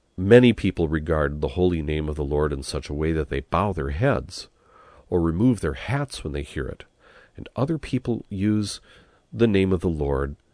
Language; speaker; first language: English; native; English